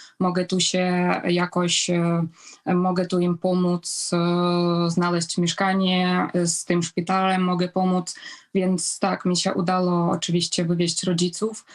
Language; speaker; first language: Polish; non-native, fluent; Ukrainian